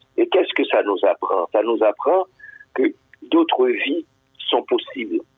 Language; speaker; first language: French; non-native, local second language; Haitian Creole